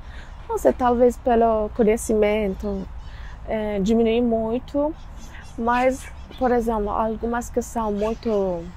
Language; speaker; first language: Portuguese; non-native, learner; Persian